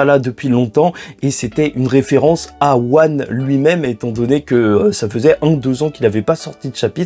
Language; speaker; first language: French; native; French